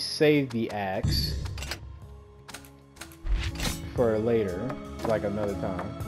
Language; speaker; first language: English; native; English